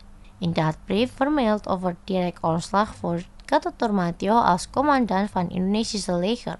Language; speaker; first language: Dutch; non-native, fluent; Indonesian